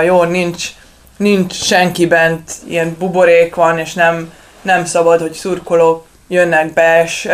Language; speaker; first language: Hungarian; non-native, learner; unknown